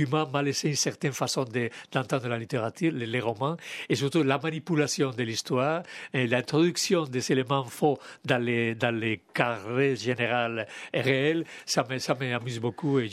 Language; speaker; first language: French; non-native, fluent; Spanish